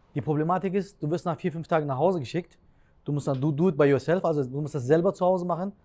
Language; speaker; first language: German; early bilingual, other home language; Turkish